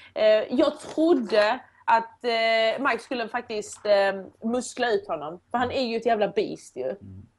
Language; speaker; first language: Swedish; early bilingual, other home language; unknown